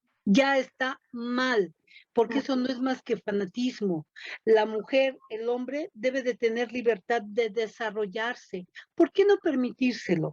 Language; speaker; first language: Spanish; native; Spanish